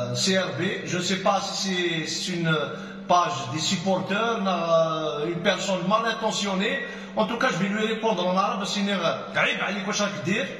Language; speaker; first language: French; non-native, local second language; Arabic